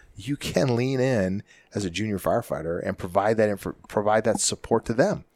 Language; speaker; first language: English; native; English